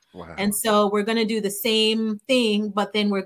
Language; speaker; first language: English; non-native, local second language; Yoruba